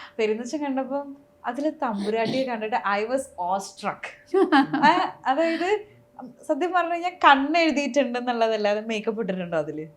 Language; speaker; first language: Malayalam; native; Malayalam